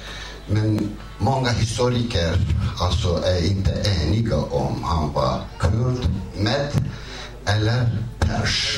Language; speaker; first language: Swedish; non-native, fluent; Kurdish